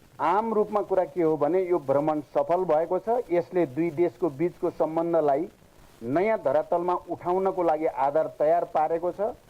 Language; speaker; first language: Nepali; native; Nepali